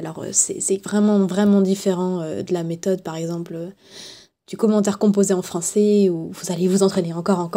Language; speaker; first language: French; native; French